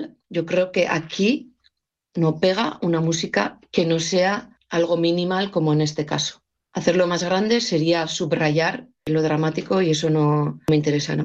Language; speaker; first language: Spanish; native; Spanish